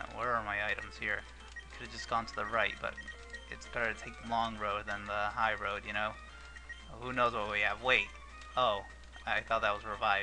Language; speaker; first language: English; native; English